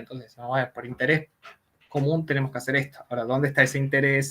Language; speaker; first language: Spanish; native; Spanish